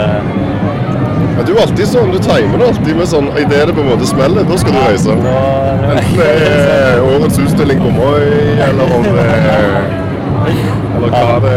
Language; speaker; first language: Norwegian; native; Norwegian